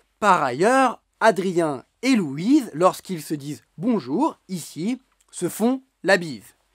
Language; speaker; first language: French; native; French